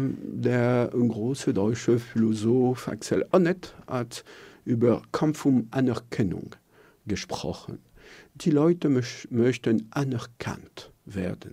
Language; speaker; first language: German; non-native, local second language; French